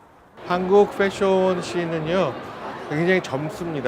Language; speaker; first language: Korean; native; Korean